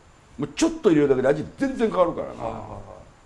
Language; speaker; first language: Japanese; native; Japanese